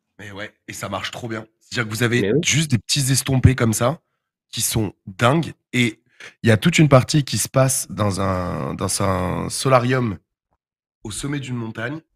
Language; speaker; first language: French; native; French